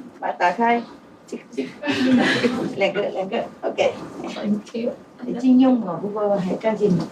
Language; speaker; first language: Chinese; non-native, fluent; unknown